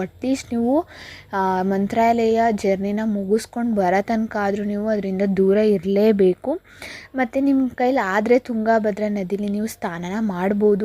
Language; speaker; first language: Kannada; native; Kannada